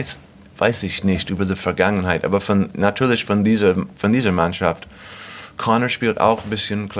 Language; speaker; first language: German; non-native, fluent; English